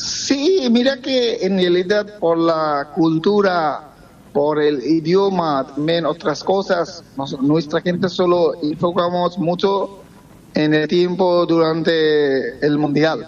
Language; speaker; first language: Spanish; non-native, fluent; Bangla